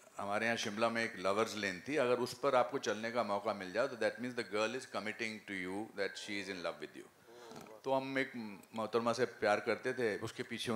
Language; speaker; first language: Hindi; native; Hindi